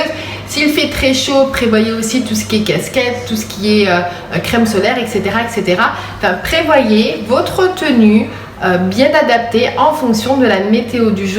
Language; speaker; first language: French; native; French